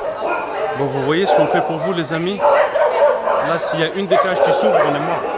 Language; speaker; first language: French; native; French